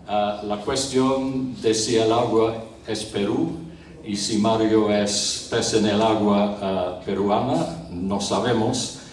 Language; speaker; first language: Spanish; non-native, fluent; English